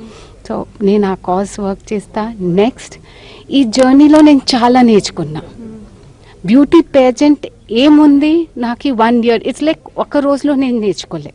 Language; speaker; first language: Telugu; non-native, local second language; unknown